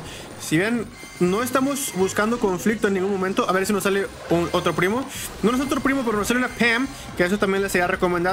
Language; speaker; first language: Spanish; native; Spanish